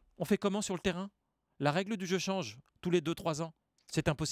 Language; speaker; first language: French; native; French